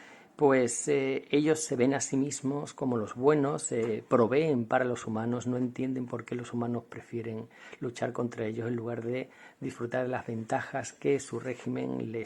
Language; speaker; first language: Spanish; native; Spanish